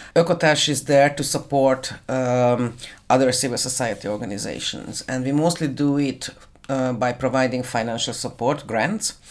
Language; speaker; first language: English; non-native, fluent; Hungarian